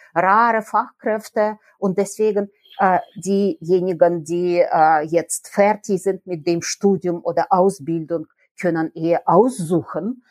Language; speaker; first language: German; non-native, fluent; Russian